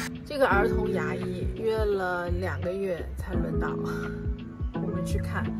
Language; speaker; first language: Chinese; native; Chinese